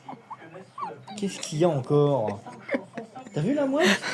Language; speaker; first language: French; native; French